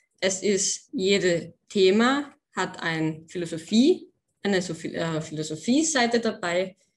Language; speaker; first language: German; native; German